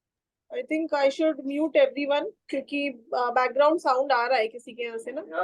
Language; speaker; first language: Hindi; native; Hindi